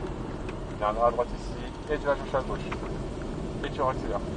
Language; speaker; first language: French; native; French